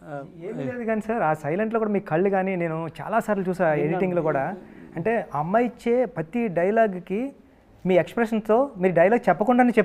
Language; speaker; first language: Telugu; native; Telugu